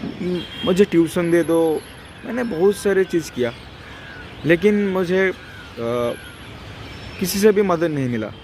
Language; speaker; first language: Hindi; non-native, local second language; Odia